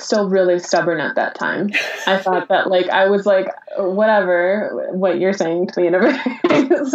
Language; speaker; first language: English; native; English